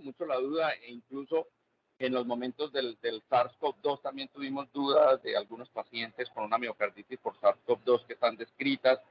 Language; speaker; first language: Spanish; native; Spanish